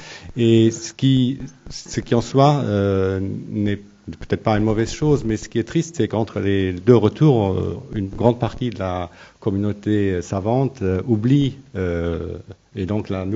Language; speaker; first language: French; non-native, local second language; Luxembourgish